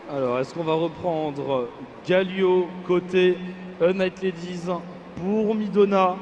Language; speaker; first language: French; native; French